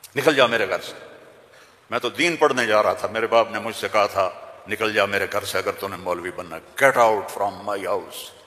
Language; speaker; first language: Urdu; non-native, local second language; Punjabi